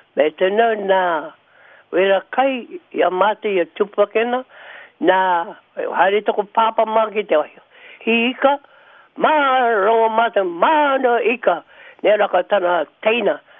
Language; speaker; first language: Māori; native; Māori